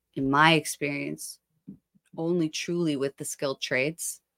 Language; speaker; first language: English; native; English